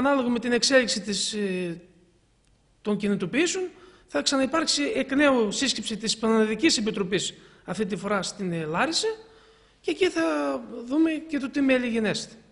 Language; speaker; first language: Greek; native; Greek